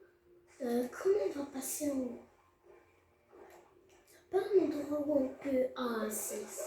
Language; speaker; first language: French; native; French